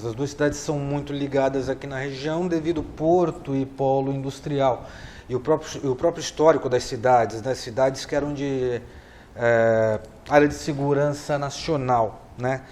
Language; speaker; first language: Portuguese; native; Portuguese